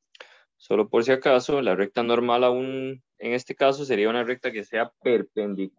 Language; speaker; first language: Spanish; native; Spanish